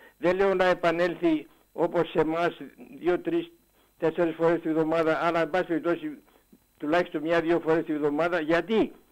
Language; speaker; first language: Greek; native; Greek